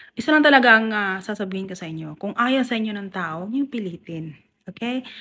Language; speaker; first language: Filipino; non-native, local second language; Cebuano